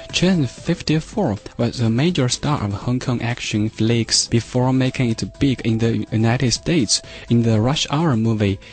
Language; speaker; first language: English; non-native, fluent; Chinese